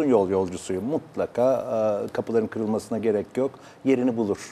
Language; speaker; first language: Turkish; native; Turkish